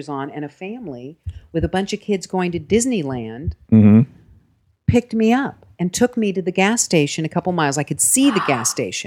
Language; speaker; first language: English; native; English